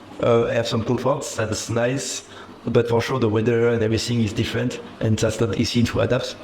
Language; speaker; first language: English; non-native, fluent; French